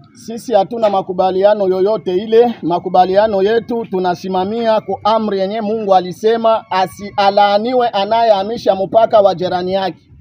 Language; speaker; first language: Swahili; native; Swahili